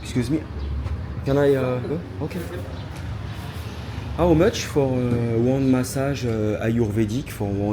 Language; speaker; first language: English; non-native, learner; French